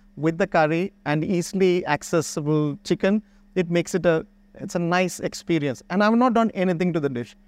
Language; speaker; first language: English; non-native, local second language; Malayalam